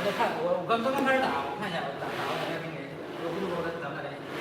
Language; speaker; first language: Chinese; native; Chinese